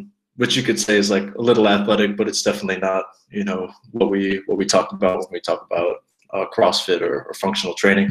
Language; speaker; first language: English; native; English